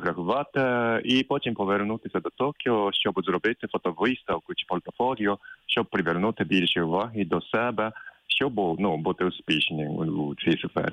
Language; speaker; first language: Ukrainian; non-native, fluent; Japanese